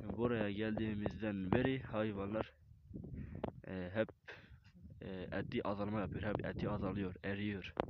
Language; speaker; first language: Turkish; non-native, local second language; Kurdish